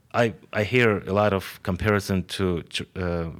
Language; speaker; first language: English; non-native, fluent; Ukrainian